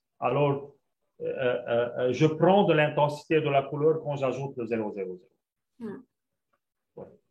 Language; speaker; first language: French; non-native, local second language; Arabic